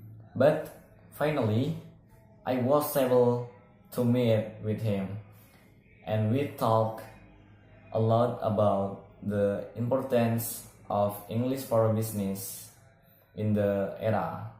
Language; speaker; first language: English; non-native, learner; Indonesian